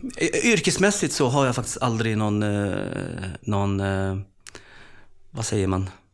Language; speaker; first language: Swedish; early bilingual, other home language; Arabic